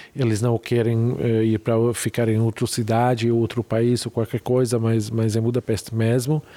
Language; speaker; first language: Portuguese; non-native, fluent; Hungarian